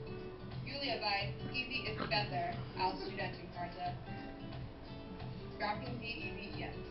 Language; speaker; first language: German; non-native, learner; English